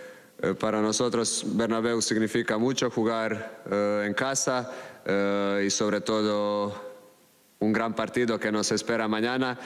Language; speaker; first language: Spanish; non-native, fluent; Croatian